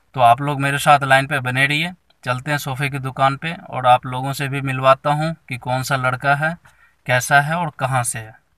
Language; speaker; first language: Hindi; native; Hindi